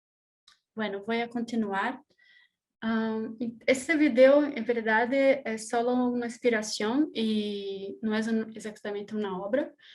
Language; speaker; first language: Spanish; non-native, learner; Portuguese